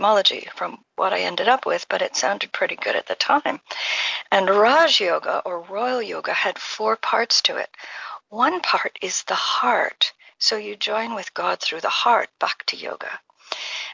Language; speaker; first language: English; native; English